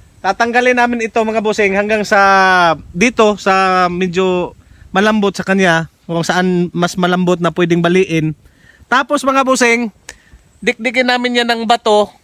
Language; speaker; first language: Filipino; non-native, local second language; Cebuano